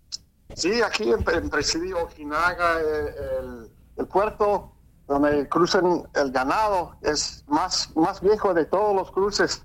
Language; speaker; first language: Spanish; early bilingual, heritage; Spanish